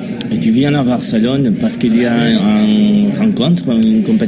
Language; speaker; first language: French; non-native, learner; Spanish